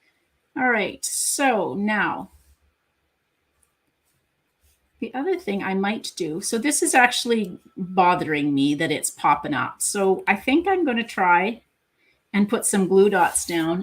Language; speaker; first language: English; native; English